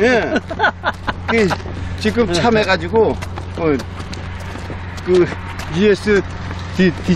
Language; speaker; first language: Korean; native; Korean